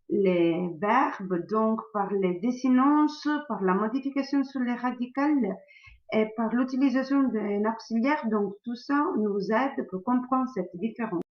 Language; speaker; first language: French; non-native, learner; Italian